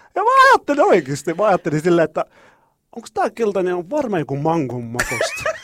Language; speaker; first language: Finnish; non-native, learner; Arabic